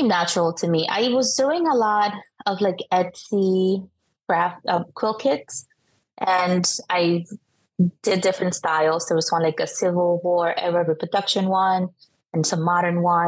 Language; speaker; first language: English; non-native, fluent; Spanish